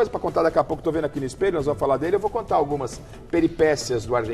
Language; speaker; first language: Portuguese; native; Portuguese